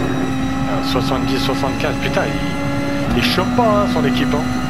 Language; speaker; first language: French; native; French